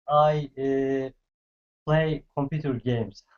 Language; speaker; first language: English; non-native, learner; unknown